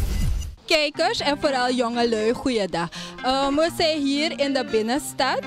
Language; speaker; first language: Dutch; native; Dutch